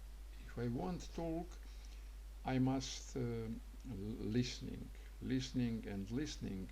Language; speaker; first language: English; non-native, learner; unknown